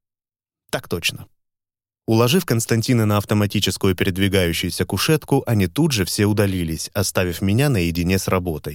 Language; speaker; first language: Russian; native; Russian